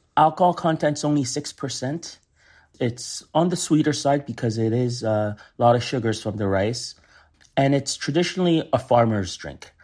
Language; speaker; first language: English; early bilingual, other home language; Korean